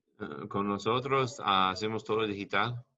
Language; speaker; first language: Spanish; non-native, learner; English